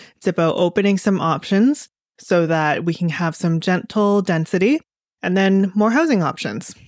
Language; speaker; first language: English; native; English